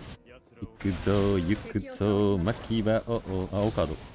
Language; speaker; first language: Japanese; native; Japanese